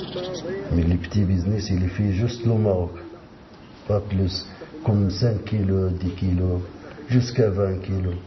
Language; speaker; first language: French; non-native, learner; Arabic